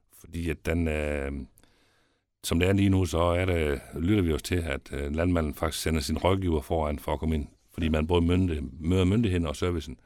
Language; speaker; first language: Danish; native; Danish